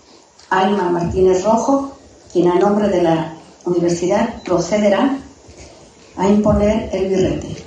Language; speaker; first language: Spanish; native; Spanish